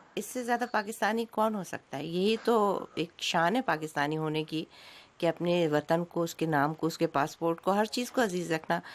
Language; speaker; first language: Urdu; native; Urdu